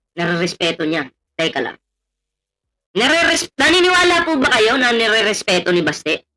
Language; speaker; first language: Filipino; non-native, local second language; Cebuano